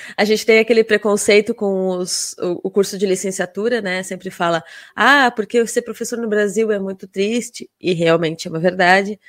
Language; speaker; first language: Portuguese; native; Portuguese